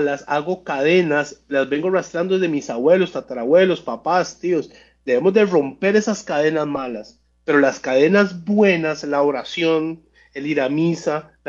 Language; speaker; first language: Spanish; native; Spanish